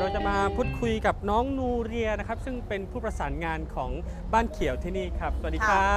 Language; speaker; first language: Thai; native; Thai